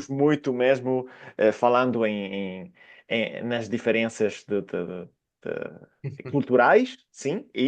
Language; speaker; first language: Portuguese; non-native, fluent; Italian